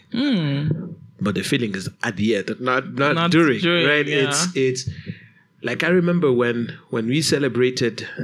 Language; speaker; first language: English; non-native, local second language; Kinyarwanda